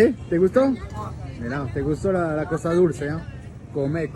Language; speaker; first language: Spanish; non-native, learner; French